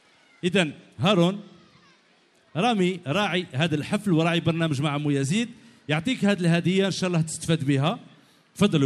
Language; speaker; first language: Arabic; native; Arabic